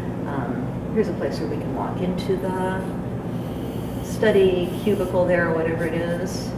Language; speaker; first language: English; native; English